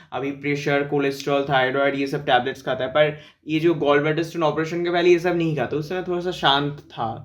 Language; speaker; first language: Hindi; non-native, local second language; Bangla